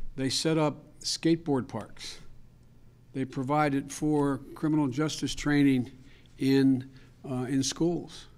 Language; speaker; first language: English; native; English